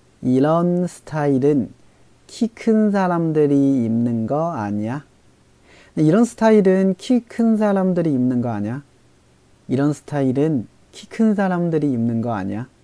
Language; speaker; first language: Korean; non-native, fluent; Chinese